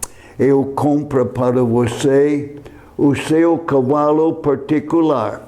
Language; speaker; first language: Portuguese; non-native, fluent; English